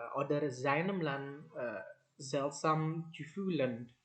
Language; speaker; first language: German; non-native, learner; Indonesian